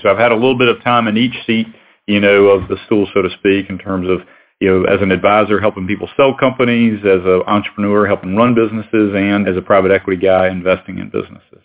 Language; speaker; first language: English; native; English